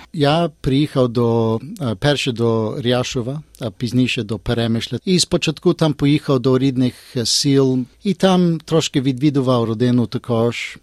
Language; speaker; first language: Ukrainian; early bilingual, heritage; Ukrainian